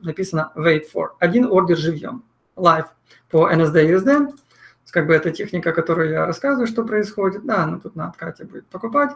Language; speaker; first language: Russian; native; Russian